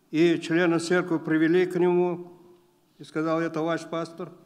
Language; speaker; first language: Russian; non-native, local second language; Uzbek